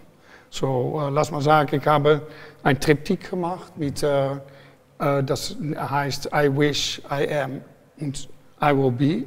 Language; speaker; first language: German; non-native, fluent; Dutch